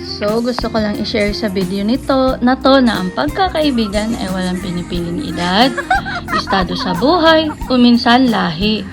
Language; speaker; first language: Filipino; native; Filipino